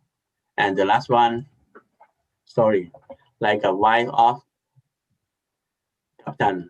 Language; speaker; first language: English; non-native, learner; Thai